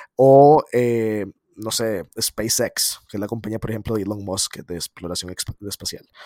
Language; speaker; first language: Spanish; native; Spanish